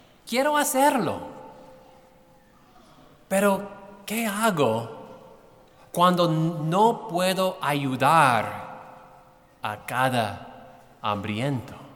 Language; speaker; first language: Spanish; non-native, fluent; English